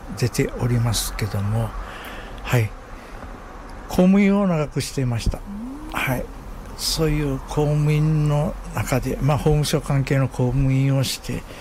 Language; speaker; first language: Japanese; native; Japanese